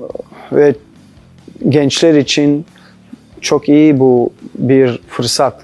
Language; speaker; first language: Turkish; non-native, learner; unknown